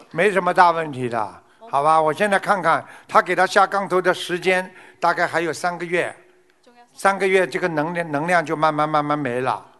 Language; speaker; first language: Chinese; native; Chinese